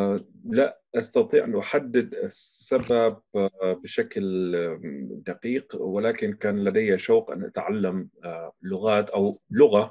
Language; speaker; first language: Arabic; non-native, fluent; German